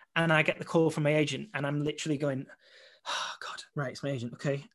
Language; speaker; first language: English; native; English